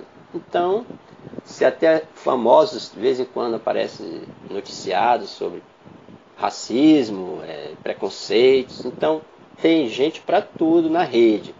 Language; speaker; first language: Portuguese; native; Portuguese